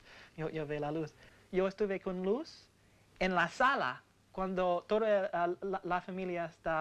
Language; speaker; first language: Spanish; non-native, learner; English